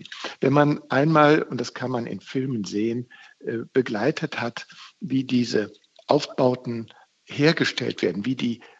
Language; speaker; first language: German; native; German